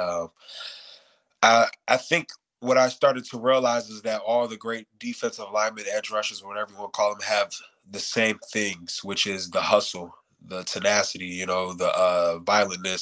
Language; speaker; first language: English; native; English